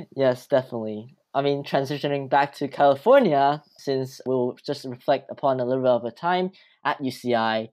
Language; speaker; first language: English; early bilingual, other home language; Cantonese